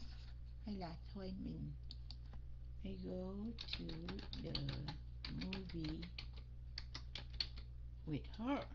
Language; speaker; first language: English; non-native, fluent; Vietnamese